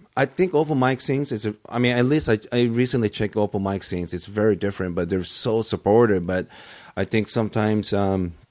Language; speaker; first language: English; early bilingual, other home language; Japanese